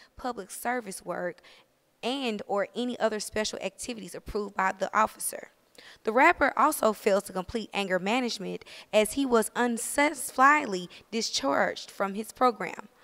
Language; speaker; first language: English; native; English